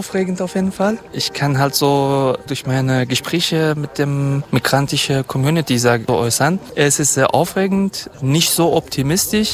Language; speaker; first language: German; non-native, fluent; Kurdish